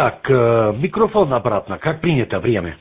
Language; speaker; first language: Russian; non-native, learner; German